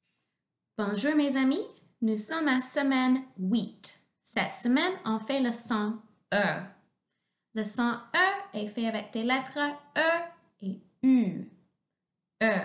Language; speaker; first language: French; non-native, fluent; English